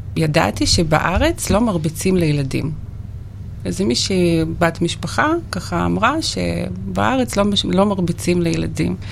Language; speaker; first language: Hebrew; non-native, fluent; Russian